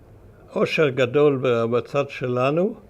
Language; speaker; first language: Hebrew; early bilingual, other home language; German